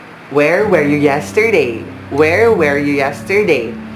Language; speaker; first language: English; non-native, local second language; Filipino